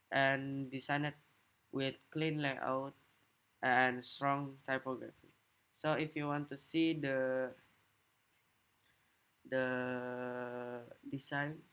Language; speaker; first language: English; non-native, learner; Indonesian